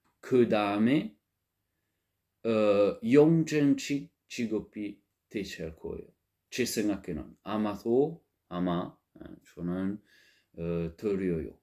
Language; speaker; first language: Korean; non-native, learner; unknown